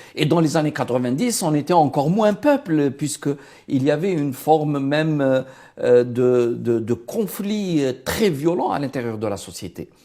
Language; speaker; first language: French; non-native, local second language; Arabic